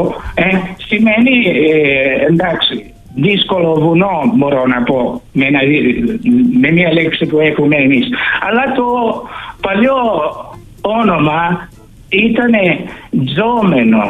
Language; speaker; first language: Greek; early bilingual, heritage; Greek